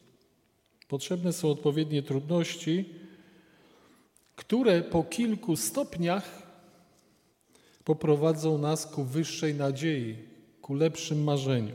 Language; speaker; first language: Polish; native; Polish